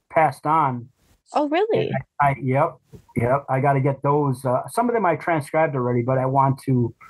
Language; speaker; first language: English; native; English